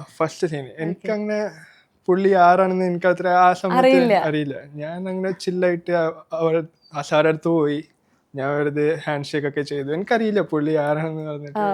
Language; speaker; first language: Malayalam; non-native, local second language; Gujarati